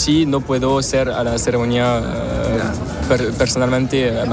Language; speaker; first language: Spanish; non-native, learner; French